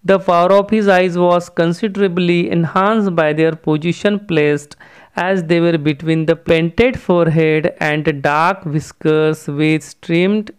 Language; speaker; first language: English; non-native, local second language; Marathi